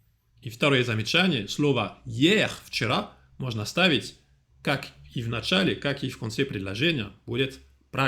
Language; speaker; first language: Russian; non-native, fluent; French